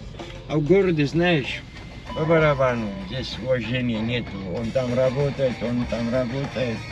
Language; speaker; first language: Russian; non-native, learner; Georgian